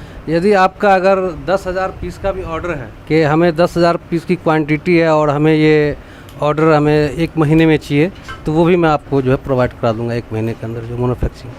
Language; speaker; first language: Hindi; native; Hindi